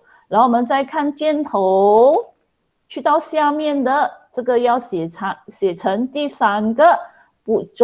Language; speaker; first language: Chinese; non-native, local second language; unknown